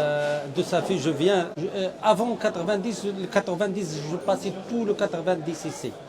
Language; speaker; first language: French; non-native, learner; Arabic